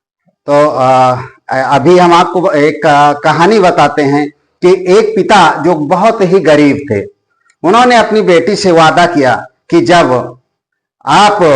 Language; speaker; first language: Hindi; native; Hindi